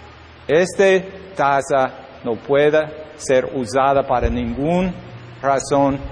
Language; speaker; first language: Spanish; non-native, learner; English